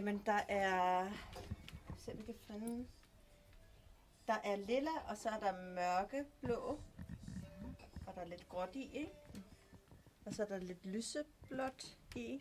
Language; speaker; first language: Danish; native; Danish